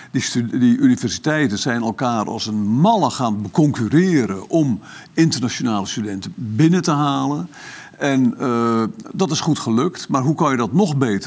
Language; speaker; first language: Dutch; native; Dutch